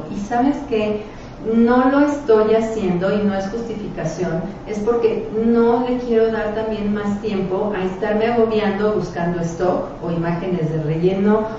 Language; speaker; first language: Spanish; native; Spanish